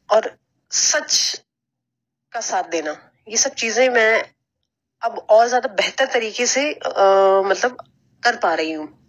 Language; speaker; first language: Hindi; native; Hindi